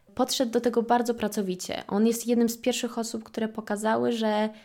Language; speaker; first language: Polish; native; Polish